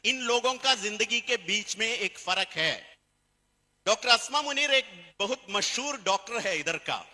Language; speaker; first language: Hindi; non-native, fluent; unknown